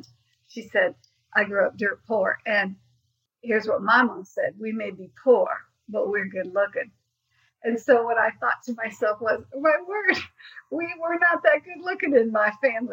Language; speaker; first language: English; native; English